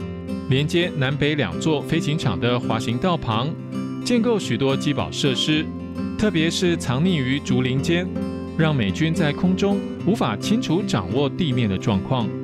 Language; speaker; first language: Chinese; native; Chinese